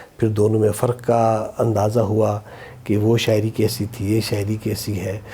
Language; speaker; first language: Urdu; non-native, local second language; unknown